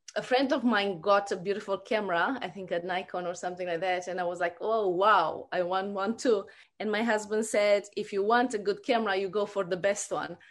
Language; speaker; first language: English; non-native, fluent; Romanian